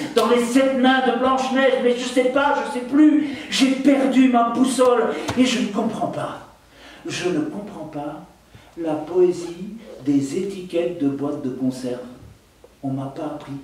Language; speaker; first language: French; native; French